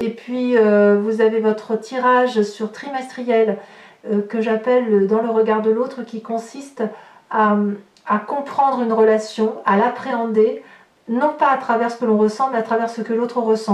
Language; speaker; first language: French; native; French